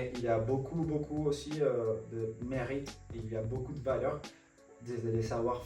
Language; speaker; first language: French; non-native, fluent; Spanish